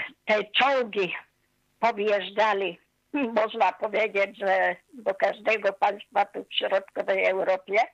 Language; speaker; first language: Polish; non-native, fluent; Hungarian